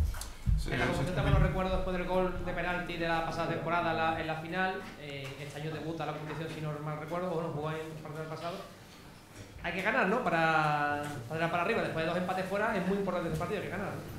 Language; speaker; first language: Spanish; native; Spanish